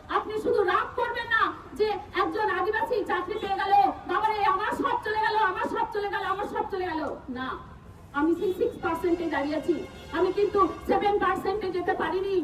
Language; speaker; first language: Bangla; non-native, local second language; Santali